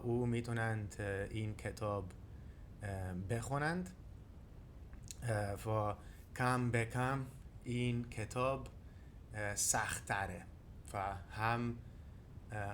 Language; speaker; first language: Persian; non-native, learner; Dutch